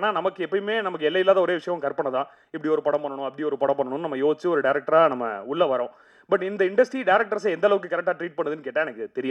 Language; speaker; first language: Tamil; native; Tamil